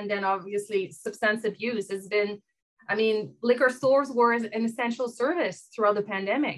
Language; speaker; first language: English; non-native, fluent; French